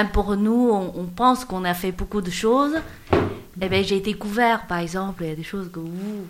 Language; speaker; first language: French; non-native, learner; Chinese